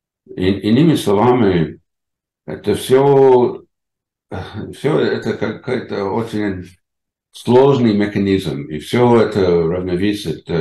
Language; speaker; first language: Russian; non-native, fluent; English